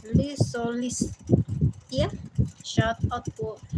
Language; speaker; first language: Filipino; non-native, local second language; Cebuano